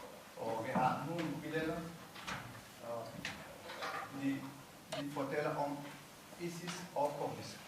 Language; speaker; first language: Danish; non-native, learner; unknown